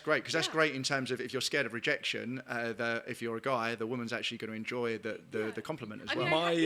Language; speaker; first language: English; native; English